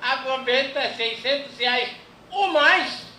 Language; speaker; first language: Portuguese; non-native, learner; Filipino